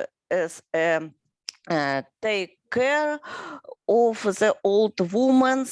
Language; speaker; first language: English; non-native, learner; Russian